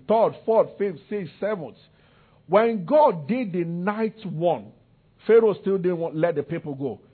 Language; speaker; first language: English; non-native, local second language; Yoruba